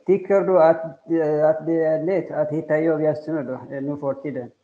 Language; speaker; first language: Swedish; non-native, learner; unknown